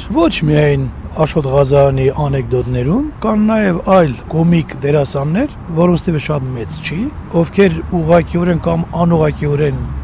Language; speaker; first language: Armenian; non-native, local second language; Kurdish